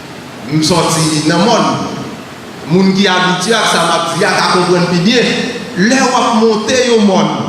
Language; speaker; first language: French; non-native, learner; Haitian Creole